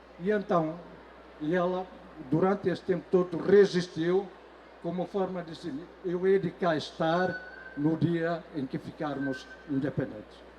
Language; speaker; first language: Portuguese; non-native, local second language; Tetum